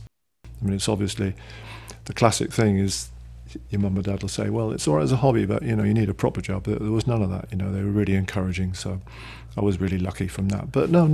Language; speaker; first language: English; native; English